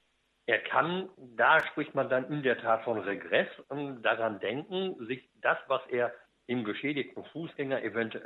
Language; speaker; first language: German; native; German